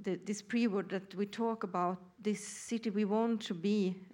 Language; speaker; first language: English; non-native, fluent; Swedish